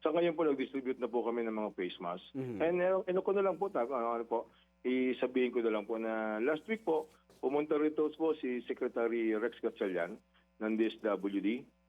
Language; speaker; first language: Filipino; non-native, local second language; Bikol